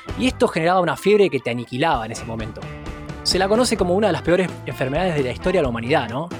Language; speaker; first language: Spanish; native; Spanish